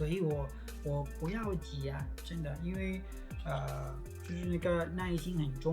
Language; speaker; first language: Chinese; non-native, fluent; Spanish